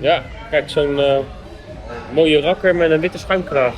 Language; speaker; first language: Dutch; native; Dutch